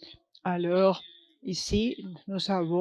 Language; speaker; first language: French; non-native, learner; English